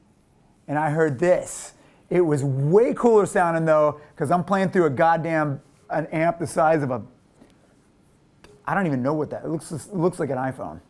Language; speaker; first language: English; native; English